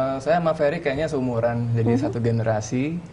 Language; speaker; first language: Indonesian; native; Indonesian